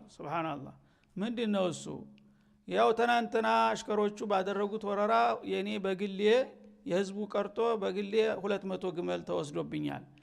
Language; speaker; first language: Amharic; native; Amharic